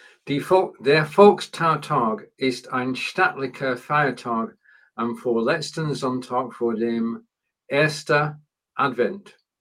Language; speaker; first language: German; non-native, learner; English